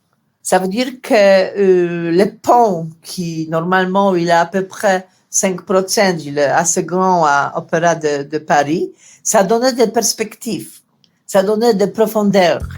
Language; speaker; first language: French; non-native, fluent; Polish